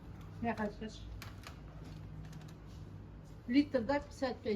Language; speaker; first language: Russian; non-native, learner; Hindi